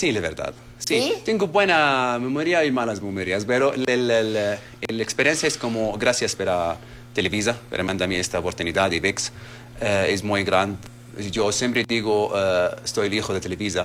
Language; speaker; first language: Spanish; non-native, learner; Arabic